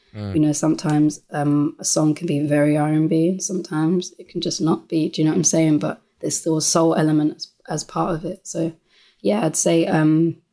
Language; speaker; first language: English; native; English